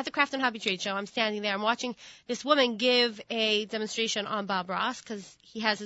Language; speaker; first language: English; native; English